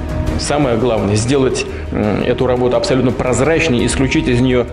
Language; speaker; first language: Russian; native; Russian